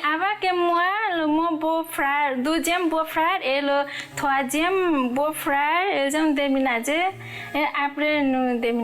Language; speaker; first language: French; non-native, learner; Nepali